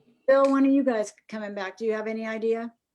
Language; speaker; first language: English; native; English